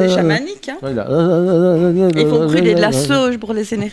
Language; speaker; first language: French; native; French